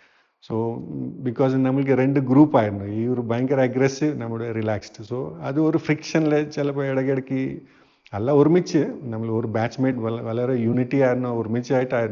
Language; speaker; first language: Malayalam; non-native, fluent; Hindi